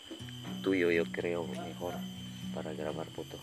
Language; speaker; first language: Spanish; non-native, learner; Indonesian